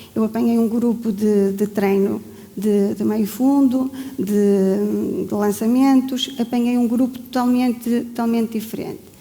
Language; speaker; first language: Portuguese; native; Portuguese